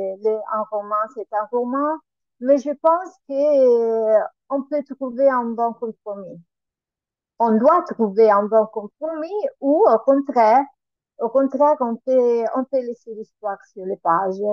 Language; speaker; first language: French; non-native, learner; Italian